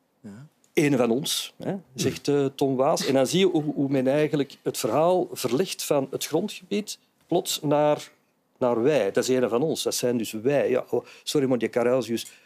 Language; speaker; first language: Dutch; native; Dutch